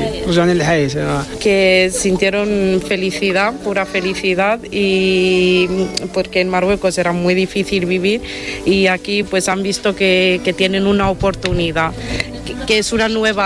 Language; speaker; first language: Spanish; non-native, fluent; Italian